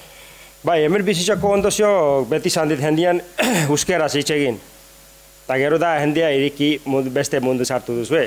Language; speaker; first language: Basque; non-native, learner; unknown